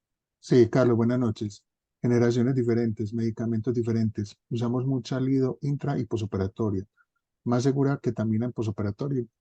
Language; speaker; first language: Spanish; native; Spanish